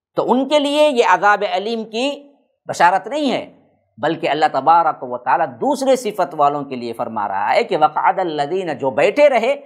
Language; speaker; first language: Urdu; native; Urdu